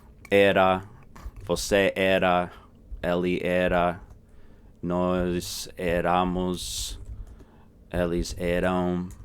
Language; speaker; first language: Portuguese; non-native, fluent; English